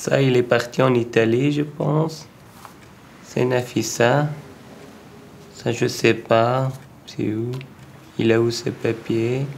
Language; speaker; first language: French; non-native, learner; Persian